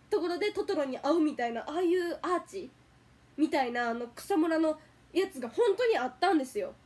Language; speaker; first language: Japanese; native; Japanese